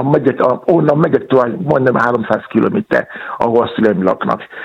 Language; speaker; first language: Hungarian; non-native, fluent; Yoruba